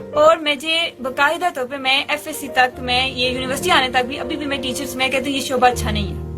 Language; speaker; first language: Urdu; non-native, local second language; Punjabi